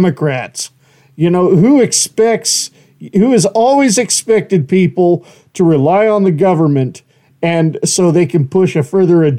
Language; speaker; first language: English; native; English